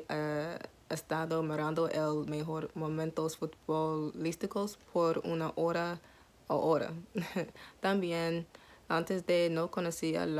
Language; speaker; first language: Spanish; non-native, learner; English